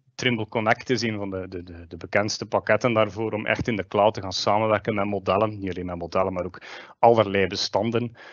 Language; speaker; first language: Dutch; native; Dutch